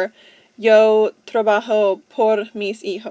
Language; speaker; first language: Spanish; non-native, fluent; English